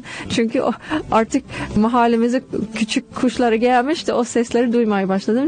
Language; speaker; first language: Turkish; non-native, fluent; English